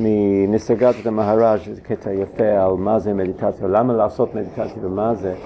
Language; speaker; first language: Hebrew; non-native, fluent; English